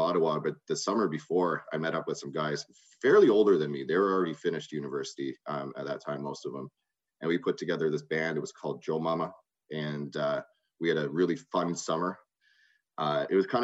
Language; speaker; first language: English; native; English